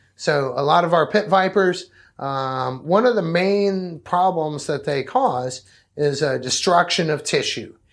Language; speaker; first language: English; native; English